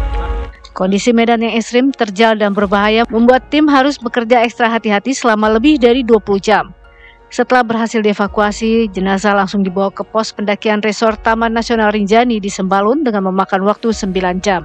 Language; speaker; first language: Indonesian; native; Indonesian